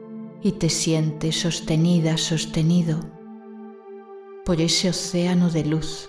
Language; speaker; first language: Spanish; native; Spanish